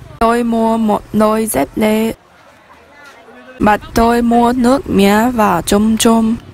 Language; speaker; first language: Vietnamese; non-native, learner; Chinese